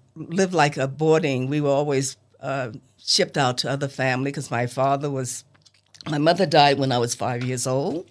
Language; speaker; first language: English; native; English